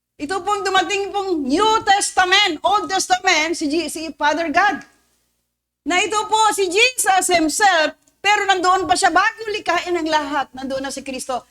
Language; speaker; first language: Filipino; non-native, local second language; Cebuano